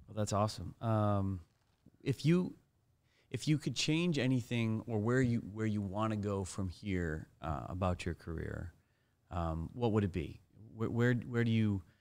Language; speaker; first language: English; native; English